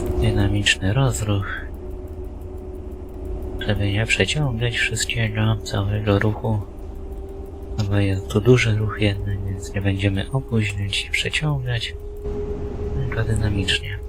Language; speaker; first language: Polish; native; Polish